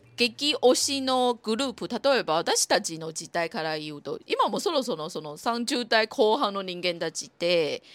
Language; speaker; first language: Japanese; non-native, fluent; Cantonese